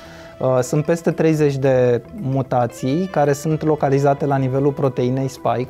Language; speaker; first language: Romanian; native; Romanian